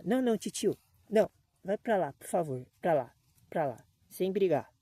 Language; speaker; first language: Portuguese; native; Portuguese